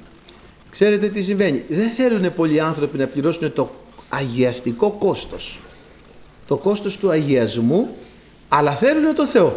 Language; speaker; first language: Greek; native; Greek